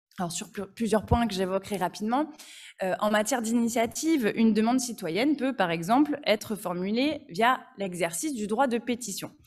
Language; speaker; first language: French; native; French